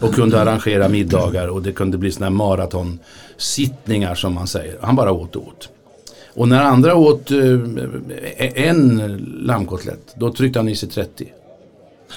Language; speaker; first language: Swedish; native; Swedish